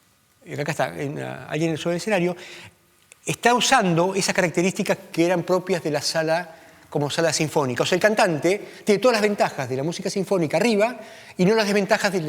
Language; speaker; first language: Spanish; native; Spanish